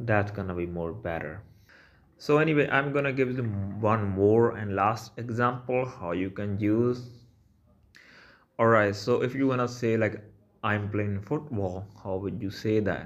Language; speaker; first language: English; non-native, local second language; Punjabi